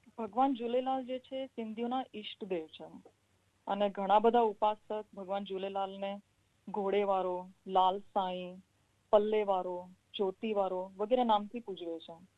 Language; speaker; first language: Gujarati; non-native, local second language; Sindhi